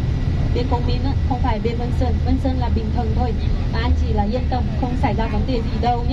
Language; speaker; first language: Vietnamese; non-native, fluent; Chinese